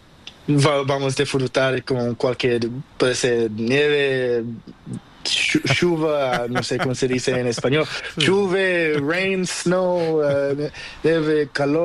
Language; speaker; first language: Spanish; non-native, learner; Portuguese